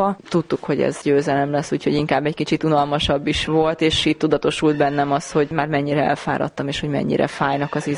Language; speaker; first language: Hungarian; native; Hungarian